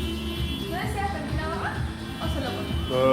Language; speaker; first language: Spanish; native; Spanish